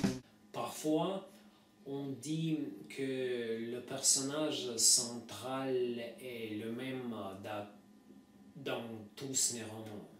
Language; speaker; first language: French; non-native, fluent; Russian